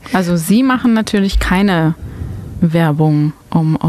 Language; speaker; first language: German; non-native, fluent; Dutch